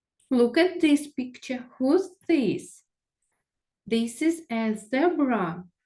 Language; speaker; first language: English; non-native, fluent; Ukrainian